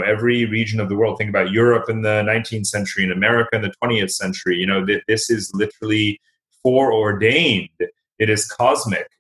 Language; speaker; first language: English; native; English